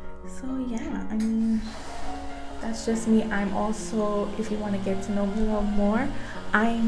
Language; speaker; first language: English; native; English